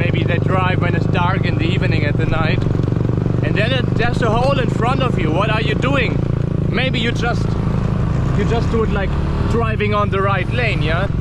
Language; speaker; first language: English; non-native, fluent; German